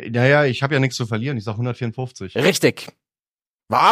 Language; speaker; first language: German; native; German